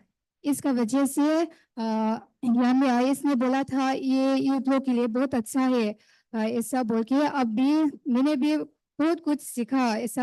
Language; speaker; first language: Hindi; non-native, local second language; Mizo